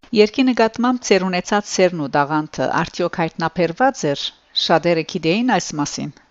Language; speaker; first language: Armenian; early bilingual, heritage; Armenian